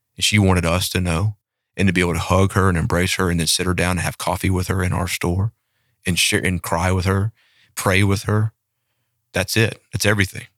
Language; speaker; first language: English; native; English